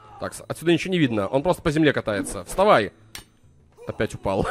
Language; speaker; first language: Russian; native; Russian